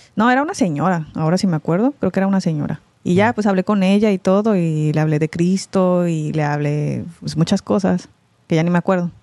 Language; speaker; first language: Spanish; early bilingual, other home language; Korean